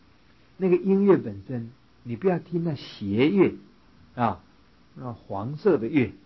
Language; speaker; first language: Chinese; native; Chinese